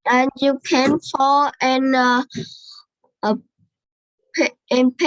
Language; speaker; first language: English; non-native, learner; Vietnamese